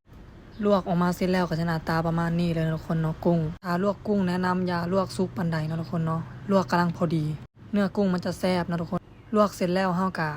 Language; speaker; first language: Thai; non-native, local second language; Lao